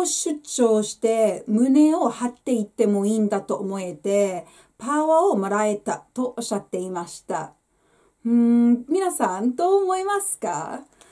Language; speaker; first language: Japanese; non-native, fluent; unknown